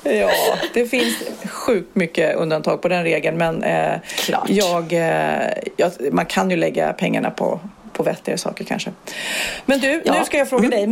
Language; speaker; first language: Swedish; native; Swedish